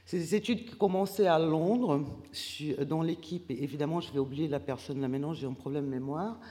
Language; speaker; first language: French; non-native, fluent; Portuguese